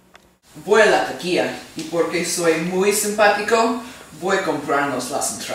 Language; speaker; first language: Spanish; non-native, learner; English